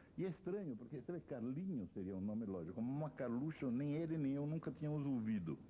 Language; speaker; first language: Portuguese; non-native, fluent; Italian